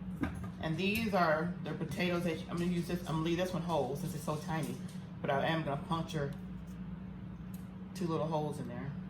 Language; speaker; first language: English; native; English